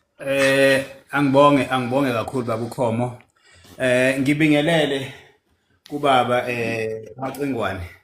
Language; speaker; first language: Zulu; native; Zulu